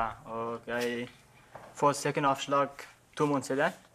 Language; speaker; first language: Norwegian; non-native, learner; Persian